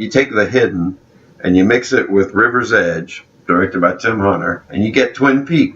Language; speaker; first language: English; native; English